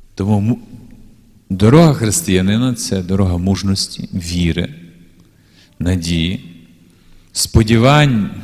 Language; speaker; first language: Ukrainian; native; Ukrainian